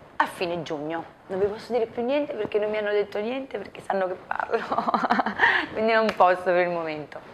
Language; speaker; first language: Italian; native; Italian